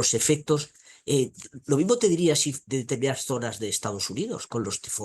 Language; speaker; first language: Spanish; native; Spanish